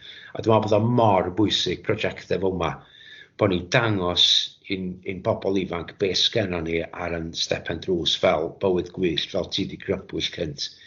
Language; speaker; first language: Welsh; native; Welsh